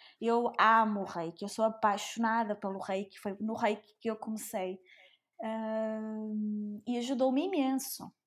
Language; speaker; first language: Portuguese; early bilingual, other home language; Spanish